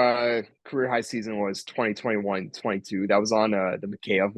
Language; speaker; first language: English; native; English